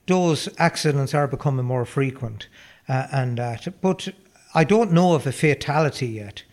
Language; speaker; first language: English; native; English